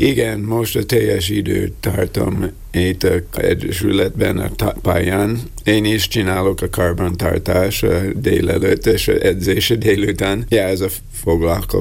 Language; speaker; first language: Hungarian; non-native, learner; English